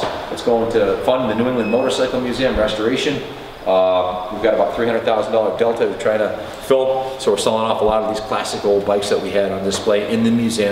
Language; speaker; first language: English; native; English